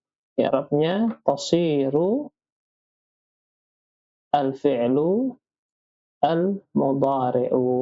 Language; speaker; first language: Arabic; non-native, fluent; Indonesian